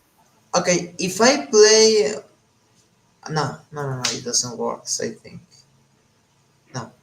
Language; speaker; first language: English; non-native, learner; Spanish